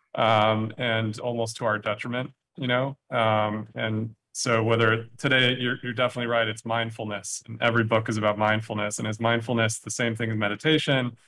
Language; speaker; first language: English; native; English